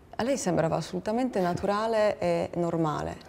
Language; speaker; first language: Italian; non-native, fluent; Polish